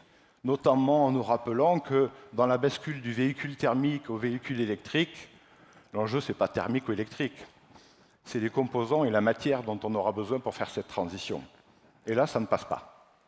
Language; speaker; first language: French; native; French